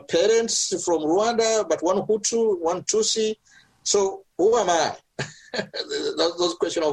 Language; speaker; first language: English; non-native, local second language; Ganda